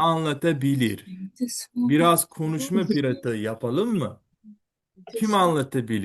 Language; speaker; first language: Turkish; non-native, fluent; Uzbek